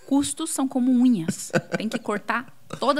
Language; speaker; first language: Portuguese; native; Portuguese